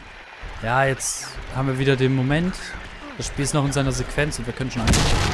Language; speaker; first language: German; native; German